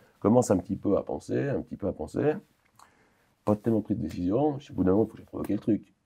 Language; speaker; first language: French; native; French